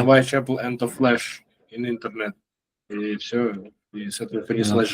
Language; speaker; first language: Russian; native; Russian